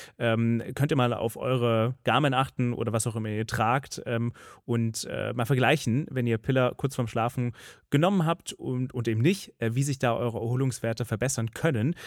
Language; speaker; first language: German; native; German